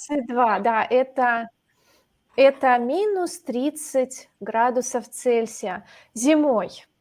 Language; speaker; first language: Russian; native; Russian